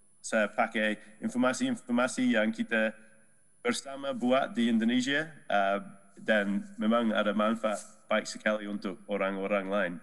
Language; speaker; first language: Indonesian; non-native, learner; Dutch